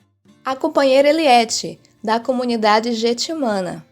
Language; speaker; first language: Portuguese; native; Portuguese